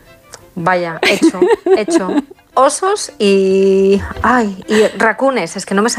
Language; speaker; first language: Spanish; native; Spanish